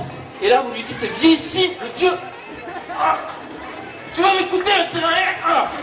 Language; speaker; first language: French; native; French